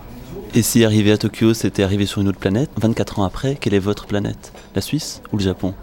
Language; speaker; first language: French; native; French